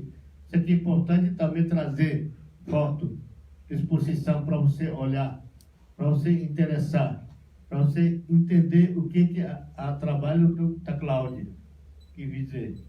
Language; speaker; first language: Portuguese; non-native, local second language; Yanomámi